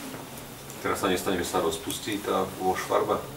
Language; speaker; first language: Czech; non-native, learner; Russian